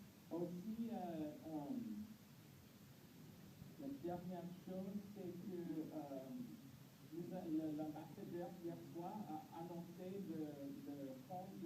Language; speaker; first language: French; non-native, learner; English